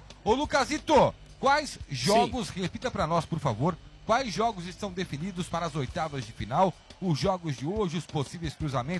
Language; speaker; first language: Portuguese; native; Portuguese